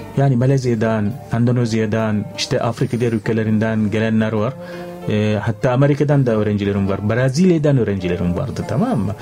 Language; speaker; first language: Turkish; non-native, fluent; Arabic